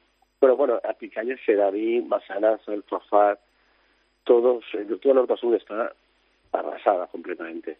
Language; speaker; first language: Spanish; native; Spanish